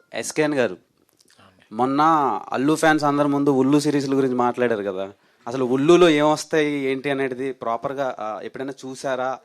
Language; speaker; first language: Telugu; native; Telugu